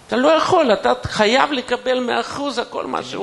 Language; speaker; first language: Hebrew; non-native, fluent; Russian